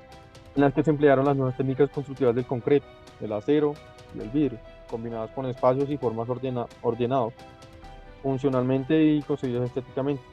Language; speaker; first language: Spanish; native; Spanish